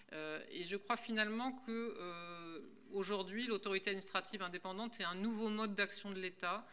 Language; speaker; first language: French; native; French